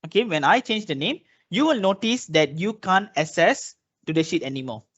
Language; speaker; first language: English; non-native, local second language; Malay